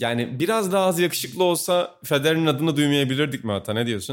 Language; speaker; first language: Turkish; native; Turkish